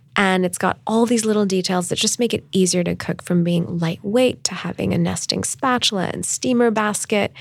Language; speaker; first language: English; non-native, local second language; Urdu